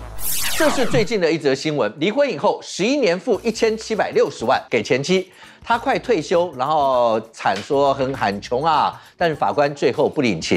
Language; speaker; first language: Chinese; native; Chinese